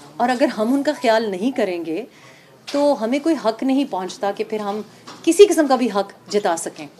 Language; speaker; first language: Urdu; early bilingual, heritage; Urdu